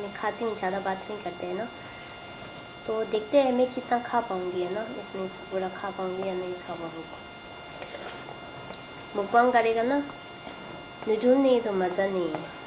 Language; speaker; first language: Hindi; non-native, local second language; Tibetan